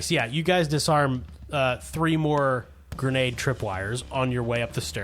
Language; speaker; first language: English; native; English